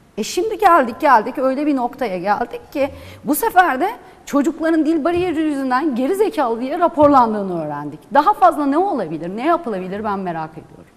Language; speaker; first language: Turkish; non-native, local second language; Kurdish